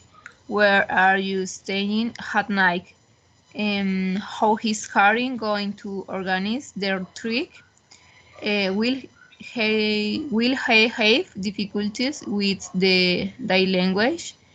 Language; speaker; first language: English; non-native, learner; Spanish